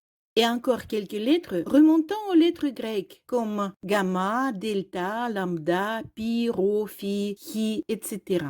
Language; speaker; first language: French; non-native, fluent; Russian